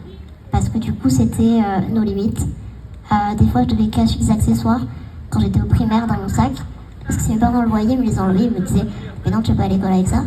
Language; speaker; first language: French; native; French